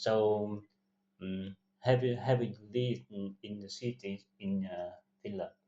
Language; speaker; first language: English; non-native, learner; Vietnamese